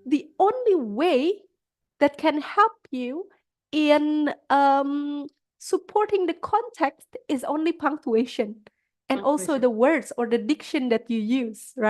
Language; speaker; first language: English; non-native, fluent; Indonesian